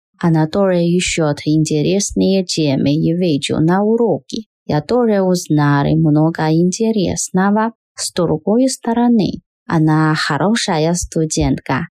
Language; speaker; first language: Russian; non-native, learner; Chinese